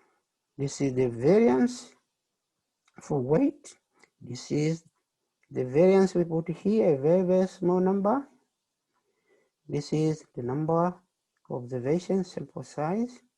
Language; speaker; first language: English; non-native, fluent; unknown